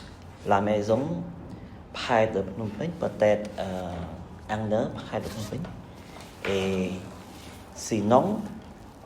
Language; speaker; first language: French; non-native, learner; Khmer